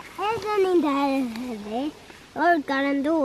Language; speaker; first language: Swedish; early bilingual, other home language; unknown